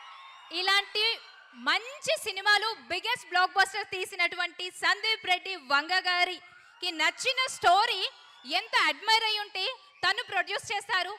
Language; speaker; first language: Telugu; native; Telugu